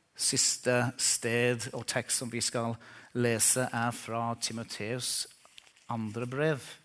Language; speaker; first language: Norwegian; non-native, fluent; English